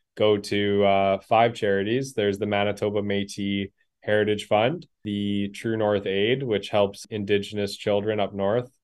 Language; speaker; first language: English; native; English